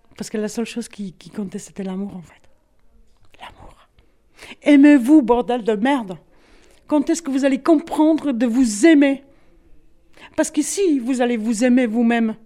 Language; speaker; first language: French; non-native, fluent; Polish